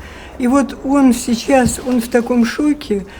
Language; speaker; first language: Russian; native; Russian